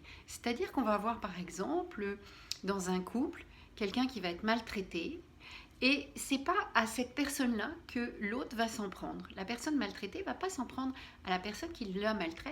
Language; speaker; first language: French; native; French